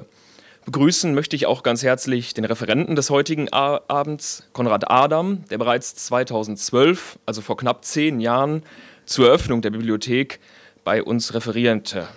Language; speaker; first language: German; native; German